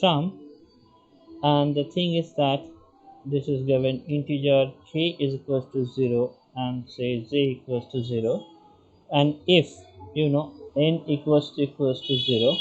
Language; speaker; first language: English; non-native, local second language; Bangla